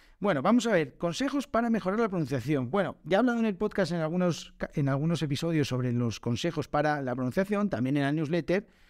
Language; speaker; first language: Spanish; native; Spanish